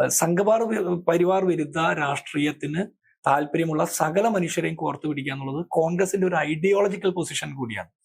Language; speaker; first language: Malayalam; native; Malayalam